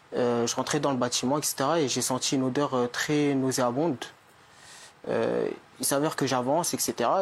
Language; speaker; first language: French; native; French